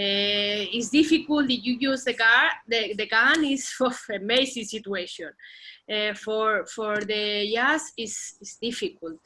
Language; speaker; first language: English; non-native, learner; Spanish